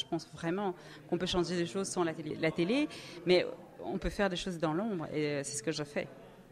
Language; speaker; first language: French; early bilingual, other home language; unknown